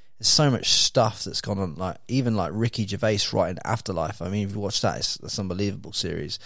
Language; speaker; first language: English; native; English